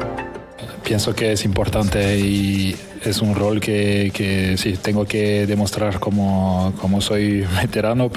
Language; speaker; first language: Spanish; non-native, fluent; French